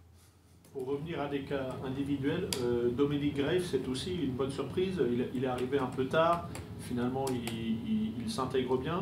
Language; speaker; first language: French; native; French